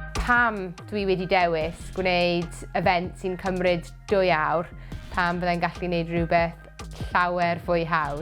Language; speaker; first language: Welsh; non-native, local second language; English